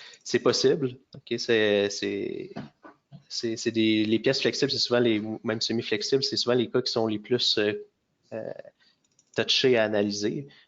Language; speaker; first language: French; native; French